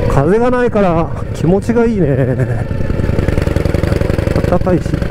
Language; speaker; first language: Japanese; native; Japanese